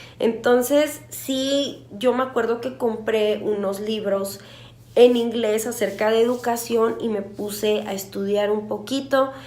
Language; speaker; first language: Spanish; native; Spanish